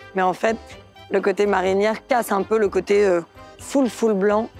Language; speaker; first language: French; native; French